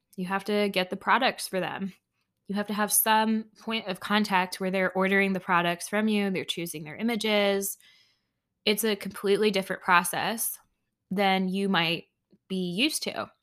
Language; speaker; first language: English; native; English